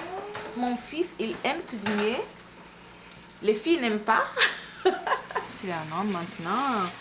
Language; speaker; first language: French; non-native, fluent; Portuguese